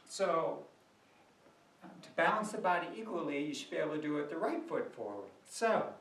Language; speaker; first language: English; native; English